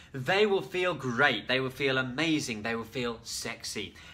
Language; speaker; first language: English; native; English